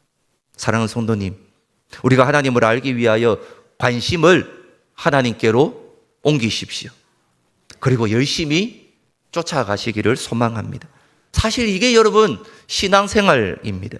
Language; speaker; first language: Korean; native; Korean